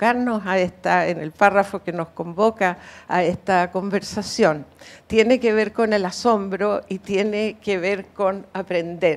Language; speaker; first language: Spanish; native; Spanish